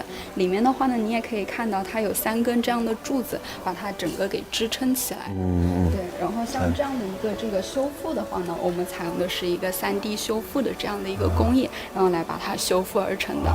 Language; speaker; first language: Chinese; native; Chinese